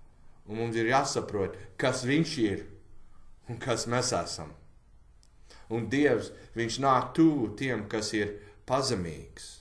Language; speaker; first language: Latvian; non-native, learner; English